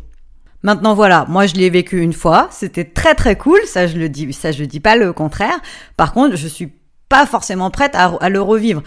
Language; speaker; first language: French; native; French